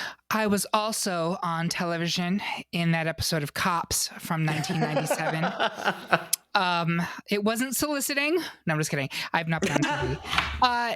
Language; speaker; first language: English; native; English